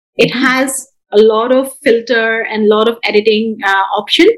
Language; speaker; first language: English; non-native, local second language; Bangla